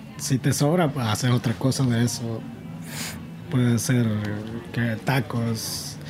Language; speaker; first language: Spanish; native; Spanish